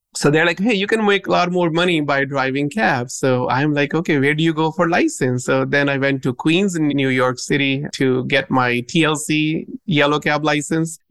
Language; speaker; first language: English; non-native, local second language; Punjabi